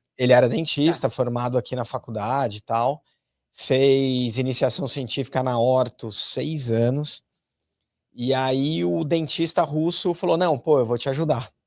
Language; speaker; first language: Portuguese; native; Portuguese